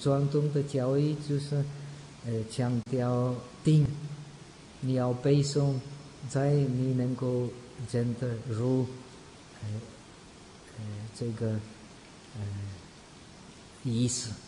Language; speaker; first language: Chinese; non-native, fluent; Czech